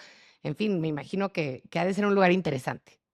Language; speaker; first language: Spanish; native; Spanish